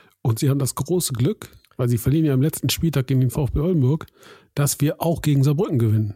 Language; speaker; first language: German; native; German